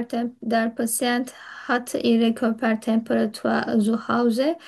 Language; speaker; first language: German; non-native, learner; Turkish